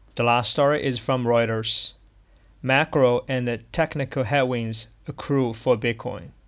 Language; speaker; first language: English; non-native, fluent; Chinese